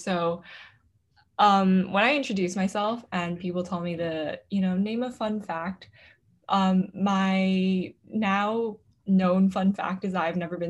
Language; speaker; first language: English; non-native, local second language; Cantonese